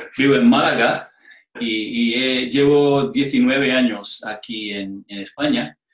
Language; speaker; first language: Spanish; non-native, fluent; English